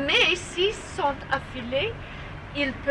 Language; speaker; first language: French; non-native, learner; English